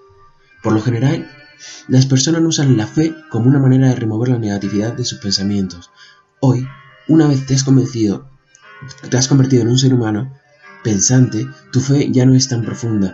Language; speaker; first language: Spanish; native; Spanish